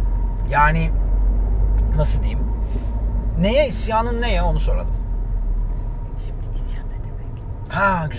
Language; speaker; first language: Turkish; native; Turkish